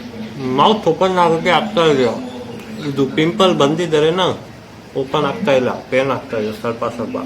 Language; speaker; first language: Kannada; non-native, local second language; Hindi